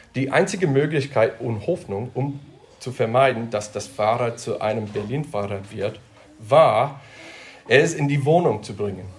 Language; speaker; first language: German; non-native, fluent; English